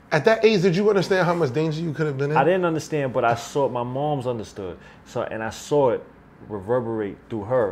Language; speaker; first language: English; native; English